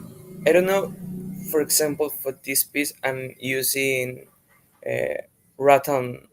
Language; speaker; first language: English; non-native, fluent; Spanish